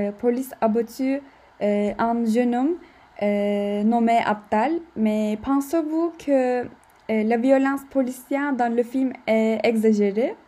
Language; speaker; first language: French; non-native, learner; Turkish